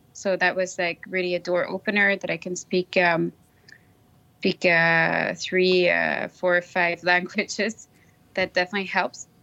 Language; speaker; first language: English; non-native, fluent; French